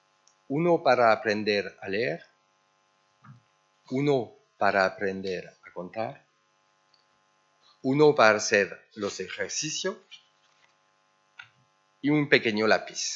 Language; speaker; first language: Spanish; early bilingual, heritage; French